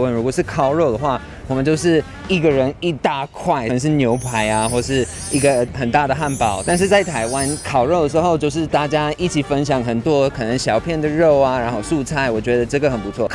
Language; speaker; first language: Chinese; non-native, fluent; English